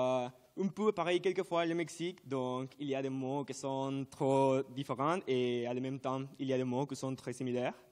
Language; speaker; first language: French; non-native, learner; Spanish